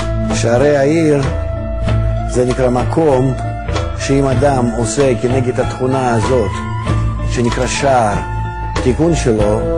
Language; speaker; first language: Hebrew; non-native, fluent; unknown